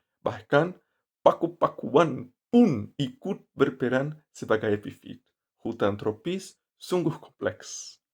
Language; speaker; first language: Indonesian; non-native, learner; Portuguese